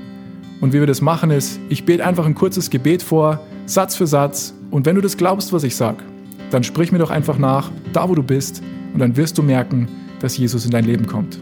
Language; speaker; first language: German; native; German